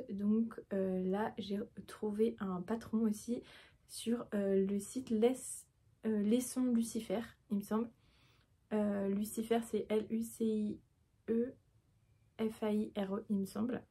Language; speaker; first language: French; native; French